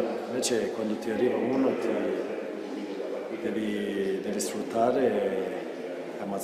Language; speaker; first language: Italian; non-native, fluent; Swedish